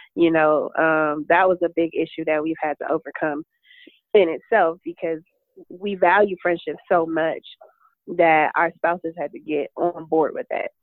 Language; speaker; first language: English; native; English